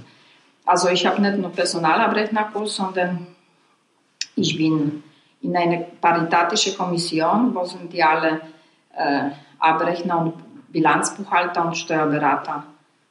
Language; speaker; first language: German; non-native, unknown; Polish